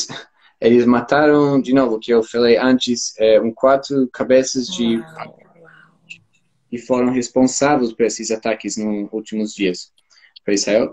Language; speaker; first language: Portuguese; non-native, fluent; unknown